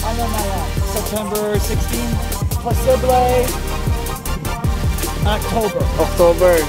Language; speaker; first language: Filipino; non-native, learner; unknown